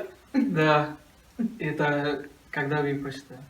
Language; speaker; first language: Russian; non-native, learner; Tamil